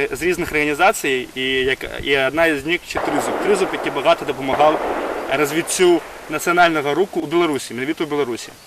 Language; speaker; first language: Ukrainian; non-native, fluent; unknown